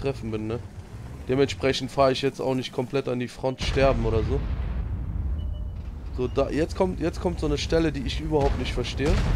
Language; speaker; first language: German; native; German